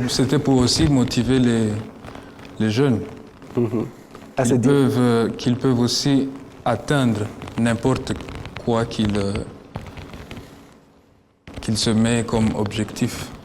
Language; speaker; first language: French; non-native, local second language; Kinyarwanda